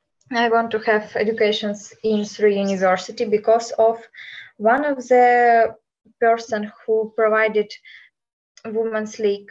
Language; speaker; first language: English; non-native, learner; Ukrainian